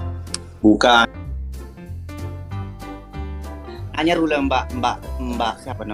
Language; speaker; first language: Indonesian; non-native, local second language; Buginese